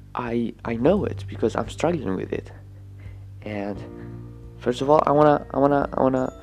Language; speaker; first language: English; non-native, fluent; Arabic